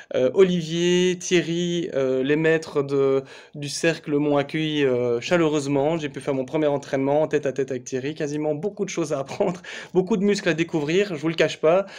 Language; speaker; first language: French; native; French